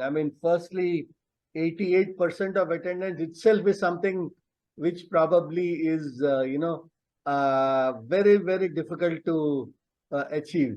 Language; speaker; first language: English; non-native, local second language; Telugu